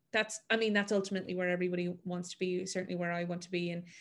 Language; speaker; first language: English; native; English